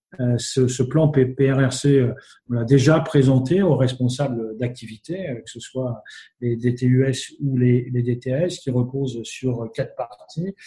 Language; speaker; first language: French; native; French